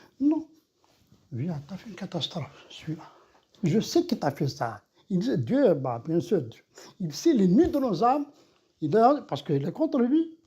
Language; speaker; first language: French; non-native, local second language; Kabyle